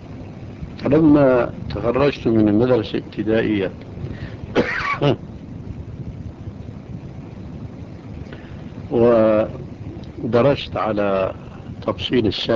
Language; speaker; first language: Arabic; early bilingual, other home language; Albanian